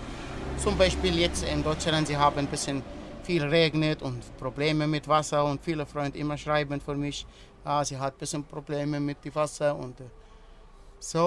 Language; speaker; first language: German; non-native, learner; Arabic